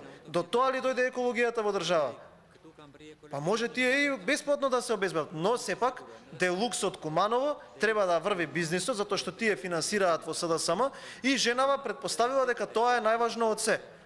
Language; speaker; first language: Macedonian; native; Macedonian